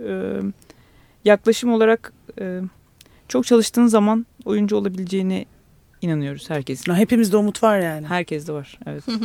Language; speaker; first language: Turkish; native; Turkish